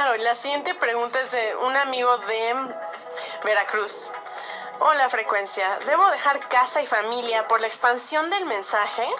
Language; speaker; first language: Spanish; native; Spanish